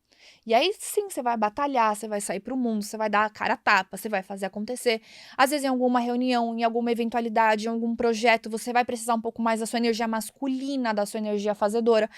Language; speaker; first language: Portuguese; native; Portuguese